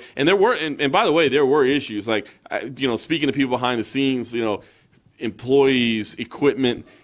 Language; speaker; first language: English; native; English